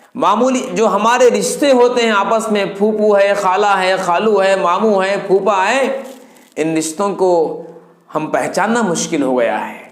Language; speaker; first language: Urdu; native; Urdu